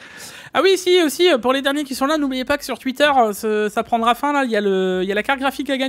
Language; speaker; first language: French; native; French